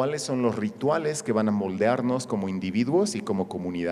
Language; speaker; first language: Spanish; native; Spanish